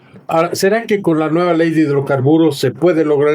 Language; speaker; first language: Spanish; native; Spanish